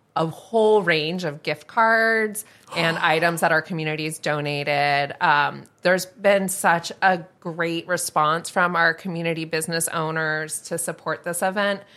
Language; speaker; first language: English; native; English